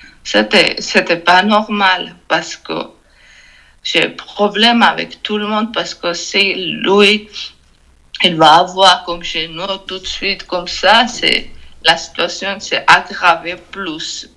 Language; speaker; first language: French; non-native, learner; Georgian